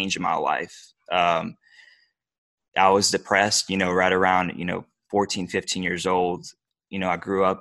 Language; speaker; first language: English; early bilingual, other home language; Bosnian